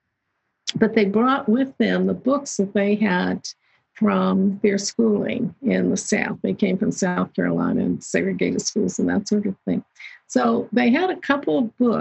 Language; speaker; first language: English; native; English